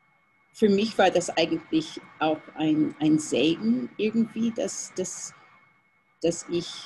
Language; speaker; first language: German; non-native, fluent; English